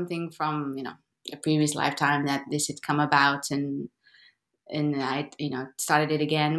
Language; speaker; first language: English; native; English